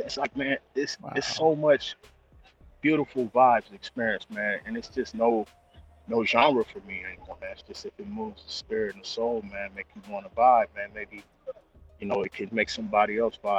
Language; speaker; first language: English; native; English